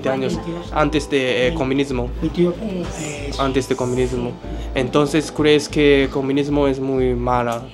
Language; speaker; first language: Spanish; non-native, learner; Japanese